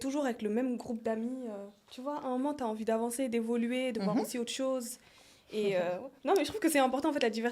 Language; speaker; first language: French; native; French